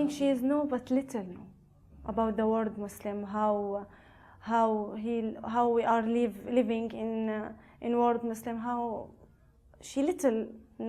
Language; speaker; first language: English; non-native, learner; Arabic